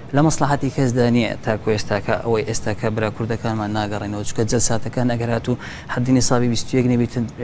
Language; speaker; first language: Central Kurdish; non-native, local second language; Azerbaijani